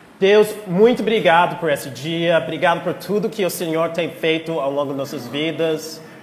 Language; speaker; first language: Portuguese; non-native, fluent; English